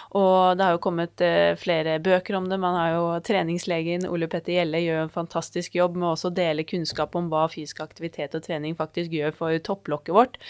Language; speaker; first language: Norwegian; native; Norwegian